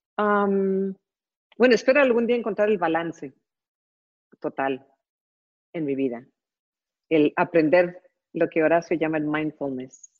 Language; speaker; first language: Spanish; early bilingual, heritage; Spanish